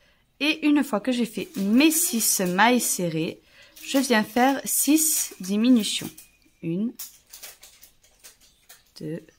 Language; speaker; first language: French; native; French